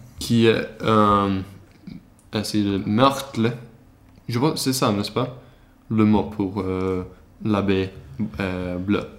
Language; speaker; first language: French; non-native, learner; Swedish